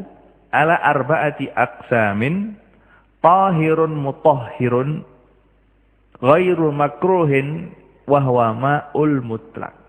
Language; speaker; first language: Arabic; non-native, fluent; Indonesian